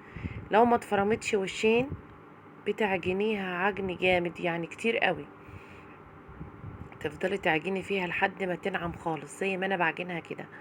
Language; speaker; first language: Arabic; native; Arabic